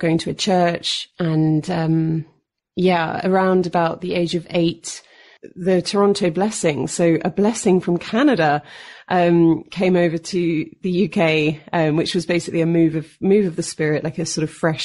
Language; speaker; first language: English; native; English